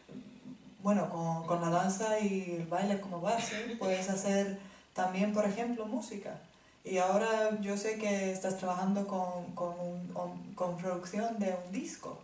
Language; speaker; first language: Spanish; non-native, fluent; Finnish